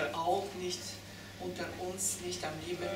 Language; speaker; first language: German; non-native, fluent; Russian